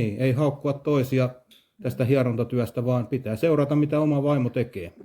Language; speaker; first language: Finnish; native; Finnish